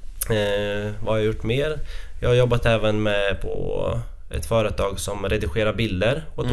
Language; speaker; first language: Swedish; non-native, fluent; Latvian